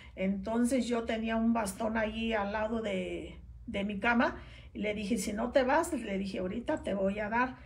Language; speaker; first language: Spanish; native; Spanish